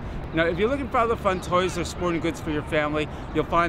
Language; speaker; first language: English; native; English